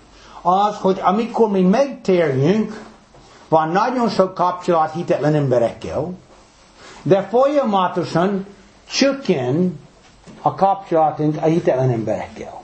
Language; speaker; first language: Hungarian; non-native, fluent; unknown